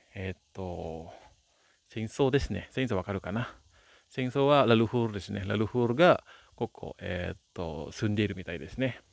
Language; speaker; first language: Japanese; non-native, fluent; Balinese